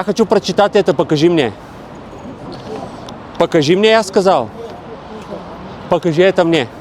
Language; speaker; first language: Russian; non-native, learner; Bulgarian